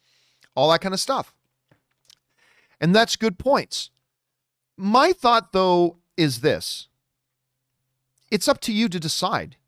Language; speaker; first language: English; native; English